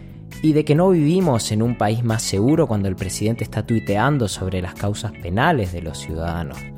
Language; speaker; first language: Spanish; native; Spanish